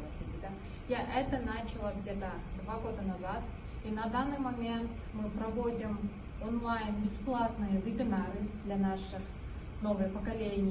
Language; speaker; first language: Russian; non-native, local second language; Kyrgyz